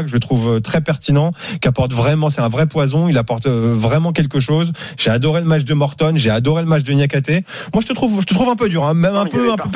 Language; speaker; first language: French; native; French